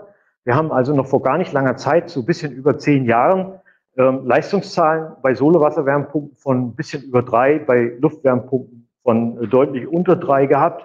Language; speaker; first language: German; native; German